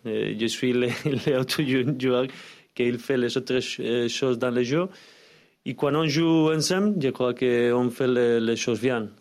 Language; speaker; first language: French; non-native, learner; Spanish